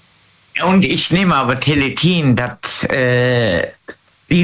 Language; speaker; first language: German; native; German